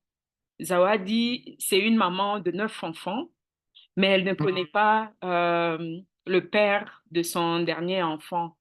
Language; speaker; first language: French; non-native, local second language; Swahili